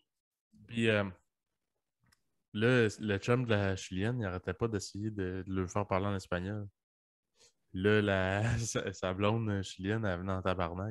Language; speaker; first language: French; early bilingual, other home language; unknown